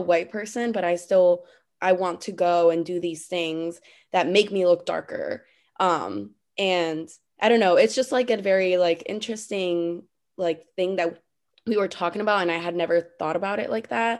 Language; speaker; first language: English; non-native, fluent; Spanish